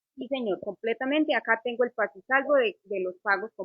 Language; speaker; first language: Spanish; native; Spanish